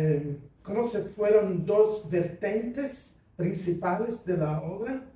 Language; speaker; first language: Spanish; non-native, fluent; Portuguese